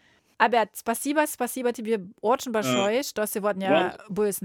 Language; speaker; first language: Russian; non-native, learner; German